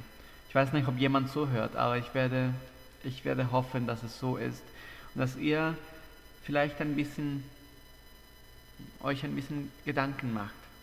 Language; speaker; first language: German; non-native, fluent; Spanish